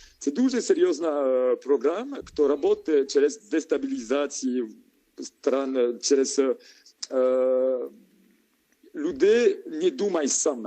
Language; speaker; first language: Ukrainian; non-native, learner; French